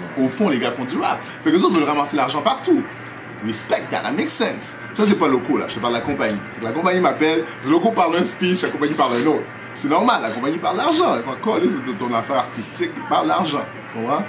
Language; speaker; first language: French; native; French